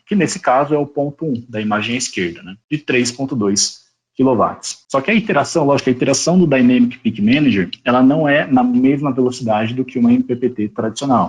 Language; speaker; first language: Portuguese; native; Portuguese